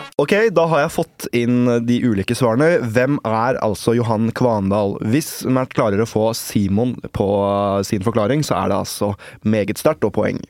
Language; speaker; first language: Norwegian; native; Norwegian